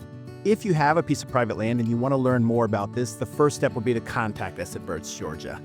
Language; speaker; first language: English; native; English